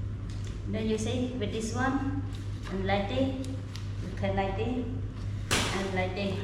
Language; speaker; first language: English; non-native, learner; Khmer